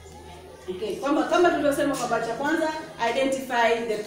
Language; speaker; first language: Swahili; native; Swahili